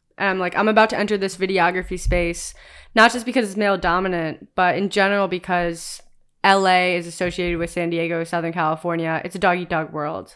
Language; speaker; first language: English; native; English